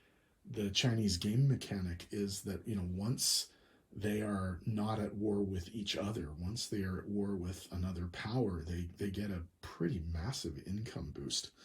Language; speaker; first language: English; native; English